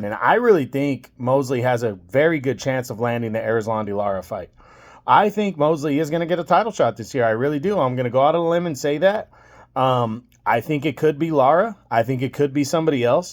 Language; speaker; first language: English; native; English